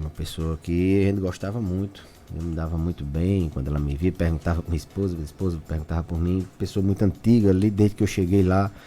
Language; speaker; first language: Portuguese; native; Portuguese